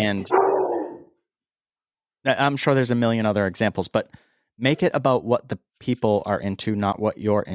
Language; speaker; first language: English; native; English